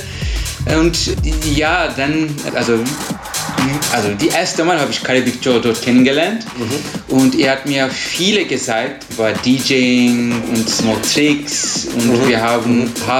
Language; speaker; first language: German; non-native, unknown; Turkish